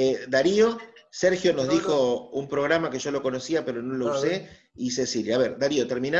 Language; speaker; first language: Spanish; native; Spanish